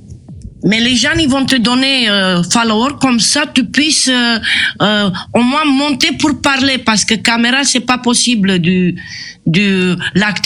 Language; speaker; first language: French; non-native, fluent; Romanian